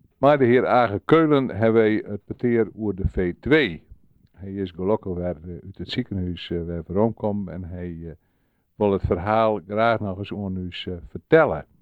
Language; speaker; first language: Dutch; non-native, local second language; Western Frisian